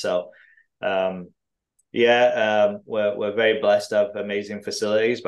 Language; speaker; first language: English; native; English